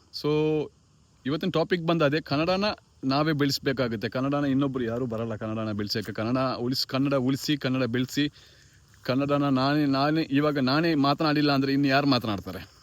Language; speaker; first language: Kannada; non-native, local second language; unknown